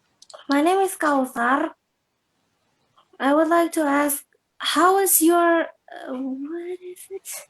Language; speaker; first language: English; non-native, learner; Indonesian